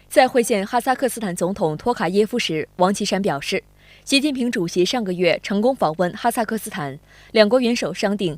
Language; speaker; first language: Chinese; native; Chinese